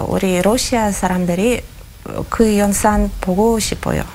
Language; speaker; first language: Korean; non-native, learner; Russian